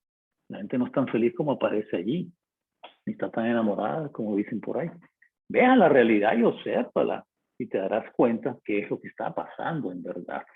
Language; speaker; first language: Spanish; native; Spanish